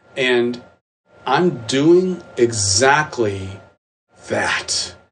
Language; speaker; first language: English; native; English